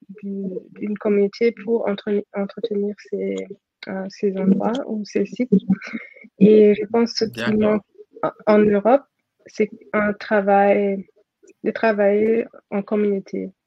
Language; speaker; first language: French; non-native, fluent; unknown